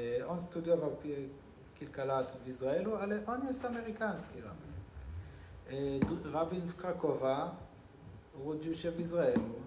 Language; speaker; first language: Polish; non-native, learner; Hebrew